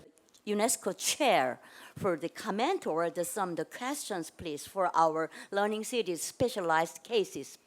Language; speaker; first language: English; non-native, learner; Korean